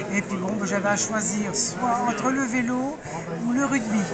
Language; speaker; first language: French; native; French